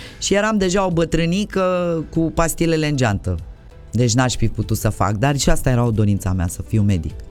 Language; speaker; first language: Romanian; native; Romanian